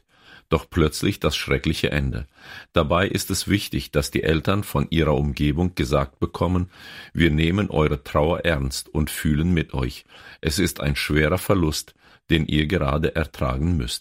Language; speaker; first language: German; native; German